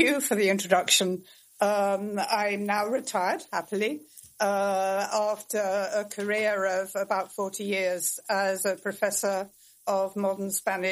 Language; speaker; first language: English; native; English